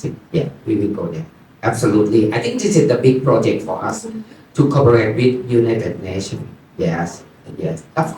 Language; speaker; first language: English; non-native, learner; Thai